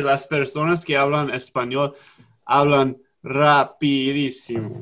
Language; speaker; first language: Spanish; non-native, learner; English